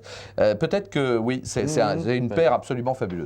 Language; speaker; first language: French; native; French